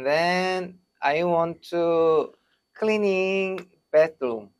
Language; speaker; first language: English; non-native, learner; Korean